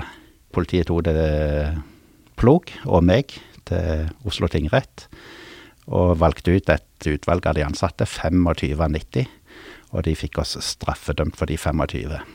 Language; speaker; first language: Norwegian; native; Norwegian